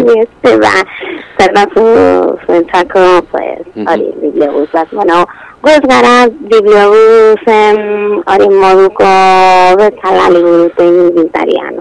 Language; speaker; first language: Basque; non-native, local second language; Spanish